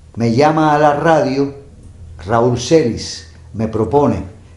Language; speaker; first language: Spanish; native; Spanish